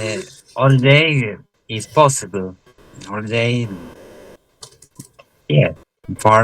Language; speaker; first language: English; non-native, learner; Spanish